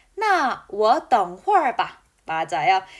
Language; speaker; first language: Chinese; non-native, fluent; Korean